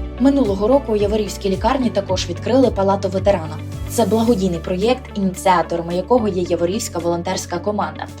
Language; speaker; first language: Ukrainian; native; Ukrainian